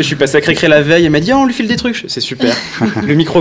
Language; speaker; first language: French; native; French